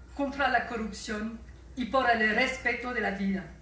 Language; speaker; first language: Spanish; non-native, fluent; French